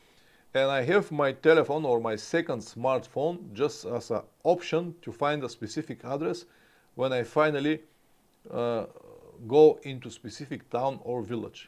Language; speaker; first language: English; non-native, fluent; Bulgarian